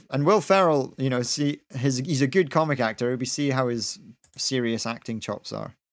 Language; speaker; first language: English; native; English